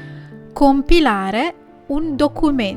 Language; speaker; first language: Italian; non-native, fluent; Sinhala